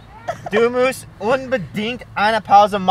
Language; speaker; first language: German; non-native, learner; English